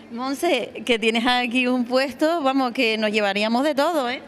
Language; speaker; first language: Spanish; native; Spanish